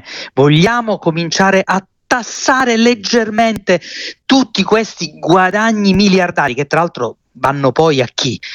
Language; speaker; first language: Italian; native; Italian